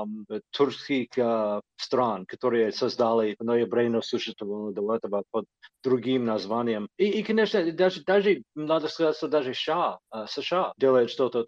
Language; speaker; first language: Russian; non-native, fluent; English